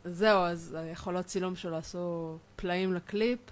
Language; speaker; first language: Hebrew; native; Hebrew